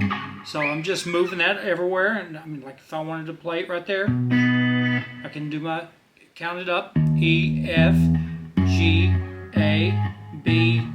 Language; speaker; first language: English; native; English